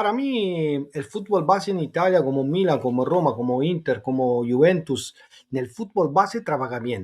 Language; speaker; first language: Spanish; non-native, fluent; Italian